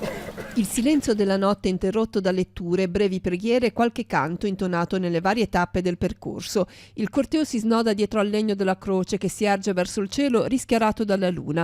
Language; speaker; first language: Italian; native; Italian